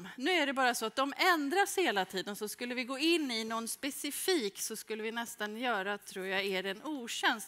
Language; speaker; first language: Swedish; native; Swedish